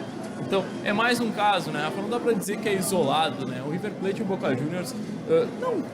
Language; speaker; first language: Portuguese; native; Portuguese